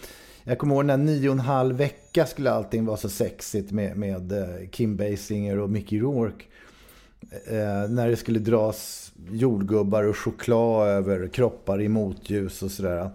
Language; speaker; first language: Swedish; native; Swedish